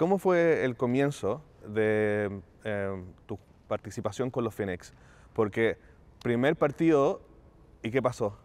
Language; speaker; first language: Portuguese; non-native, learner; Spanish